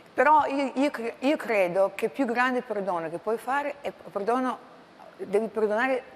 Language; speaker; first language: Italian; non-native, fluent; Croatian